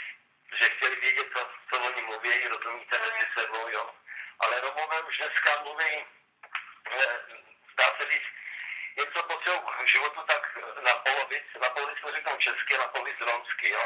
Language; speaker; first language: Czech; non-native, local second language; Romany